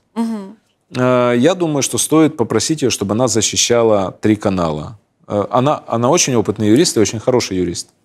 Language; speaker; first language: Russian; native; Russian